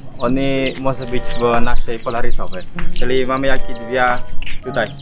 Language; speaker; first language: Polish; non-native, learner; Indonesian